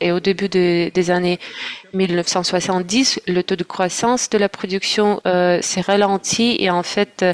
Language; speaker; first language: French; non-native, fluent; Russian